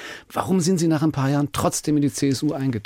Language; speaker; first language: German; native; German